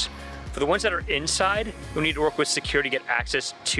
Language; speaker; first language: English; native; English